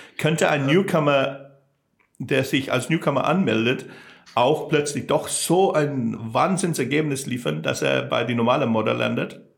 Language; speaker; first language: German; non-native, fluent; English